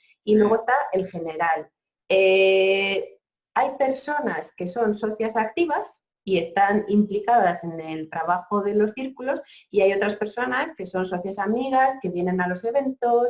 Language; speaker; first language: Spanish; native; Spanish